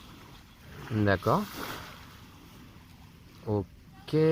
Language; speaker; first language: French; native; French